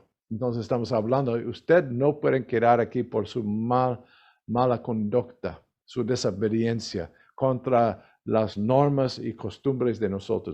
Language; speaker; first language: Spanish; non-native, learner; English